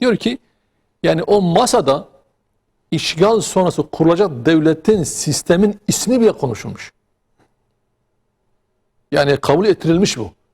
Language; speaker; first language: Turkish; native; Turkish